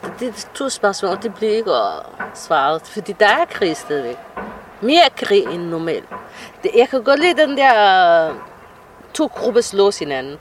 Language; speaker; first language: Danish; non-native, fluent; Somali